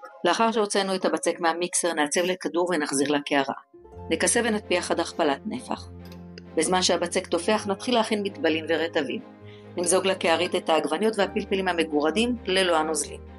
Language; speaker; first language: Hebrew; native; Hebrew